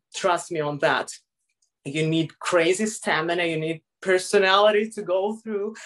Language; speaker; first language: English; non-native, fluent; Russian